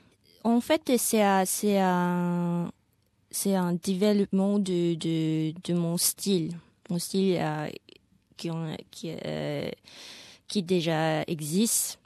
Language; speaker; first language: French; non-native, learner; Indonesian